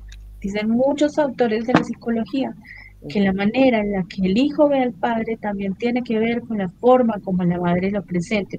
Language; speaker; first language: Spanish; native; Spanish